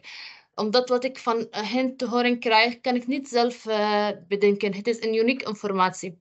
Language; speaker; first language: Dutch; non-native, fluent; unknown